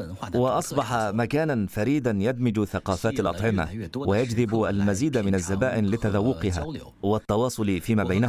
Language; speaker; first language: Arabic; native; Arabic